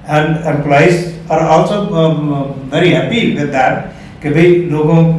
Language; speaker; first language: Hindi; non-native, local second language; Punjabi